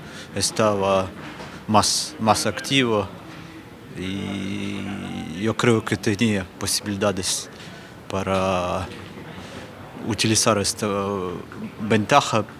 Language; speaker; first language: Spanish; non-native, learner; Ukrainian